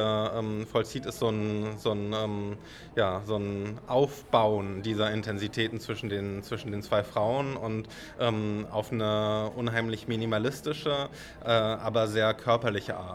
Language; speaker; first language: German; native; German